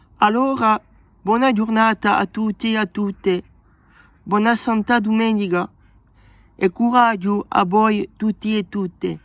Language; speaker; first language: Italian; non-native, learner; French